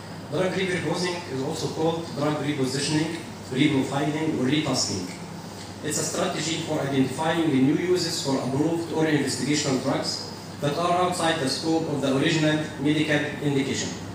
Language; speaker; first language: English; non-native, fluent; Arabic